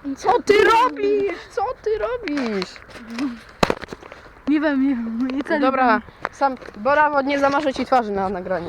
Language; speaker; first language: Polish; native; Polish